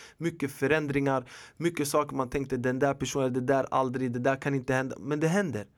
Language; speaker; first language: Swedish; early bilingual, other home language; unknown